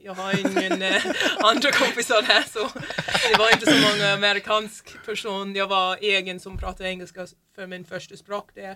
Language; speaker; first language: Swedish; non-native, learner; English